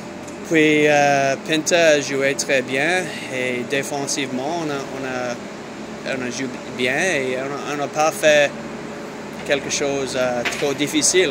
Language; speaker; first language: French; non-native, learner; English